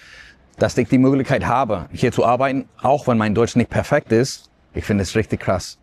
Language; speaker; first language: German; non-native, fluent; Spanish